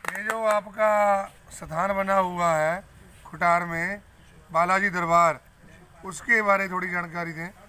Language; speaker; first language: Hindi; non-native, local second language; Punjabi